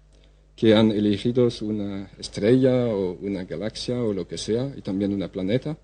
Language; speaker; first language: Spanish; non-native, fluent; French